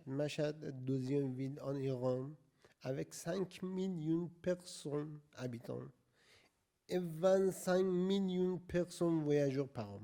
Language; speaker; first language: French; non-native, learner; Persian